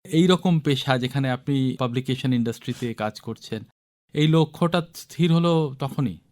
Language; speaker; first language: Bangla; native; Bangla